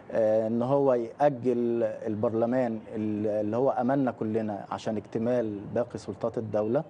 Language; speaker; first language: Arabic; native; Arabic